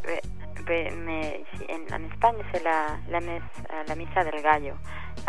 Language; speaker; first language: French; non-native, fluent; Spanish